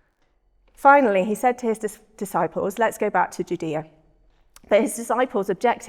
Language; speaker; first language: English; native; English